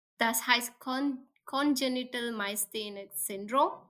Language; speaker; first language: German; non-native, learner; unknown